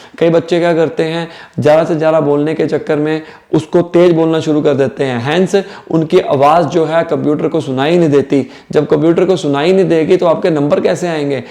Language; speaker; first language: Hindi; non-native, local second language; Punjabi